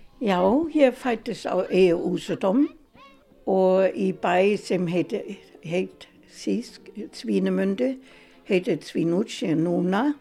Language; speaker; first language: Icelandic; non-native, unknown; German